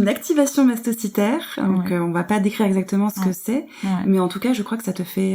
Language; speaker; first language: French; native; French